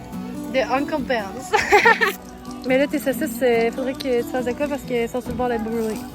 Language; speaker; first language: French; native; French